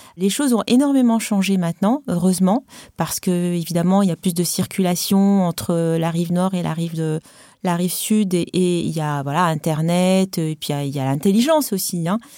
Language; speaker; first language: French; non-native, local second language; Arabic